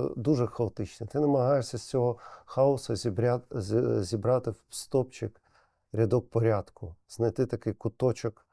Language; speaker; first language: Ukrainian; non-native, local second language; Russian